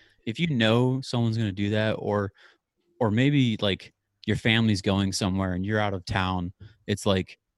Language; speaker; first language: English; native; English